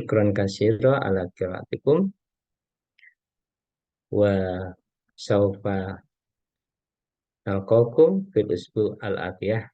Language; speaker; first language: Arabic; non-native, fluent; Indonesian